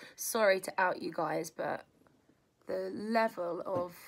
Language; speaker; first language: English; native; English